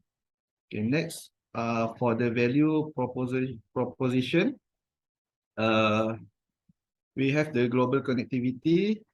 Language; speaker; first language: English; non-native, fluent; Malay